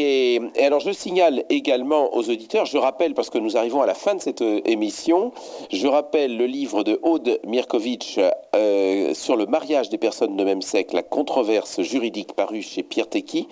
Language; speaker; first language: French; native; French